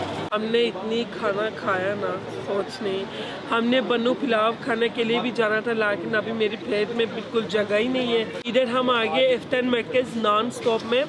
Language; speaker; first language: Hindi; non-native, learner; Turkish